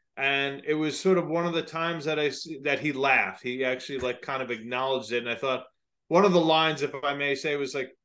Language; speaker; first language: English; native; English